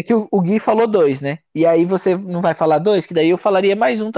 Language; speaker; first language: Portuguese; native; Portuguese